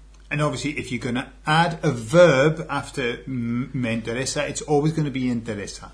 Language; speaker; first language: English; native; English